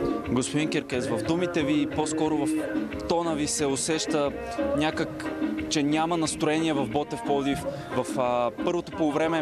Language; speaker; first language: Bulgarian; native; Bulgarian